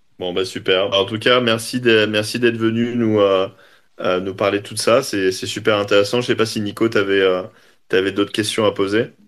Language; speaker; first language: French; native; French